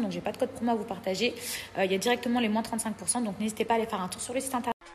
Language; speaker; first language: French; native; French